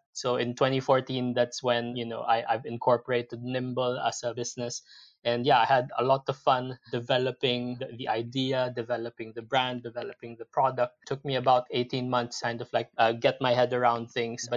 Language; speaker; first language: English; non-native, local second language; Filipino